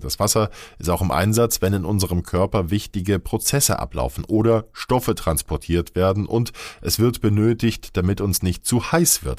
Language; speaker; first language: German; native; German